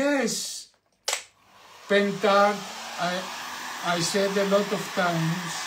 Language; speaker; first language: English; non-native, fluent; Greek